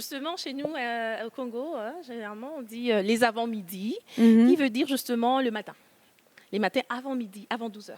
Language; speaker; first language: French; non-native, local second language; Lingala